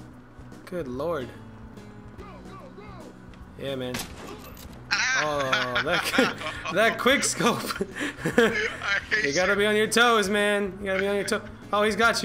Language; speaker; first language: English; native; English